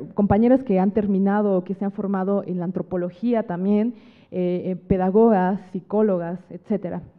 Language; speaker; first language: Spanish; native; Spanish